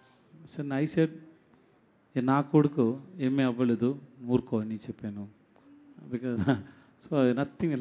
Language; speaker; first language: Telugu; non-native, learner; Tamil